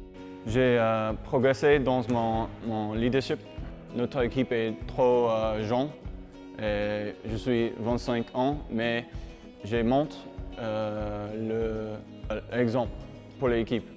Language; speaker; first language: French; non-native, learner; English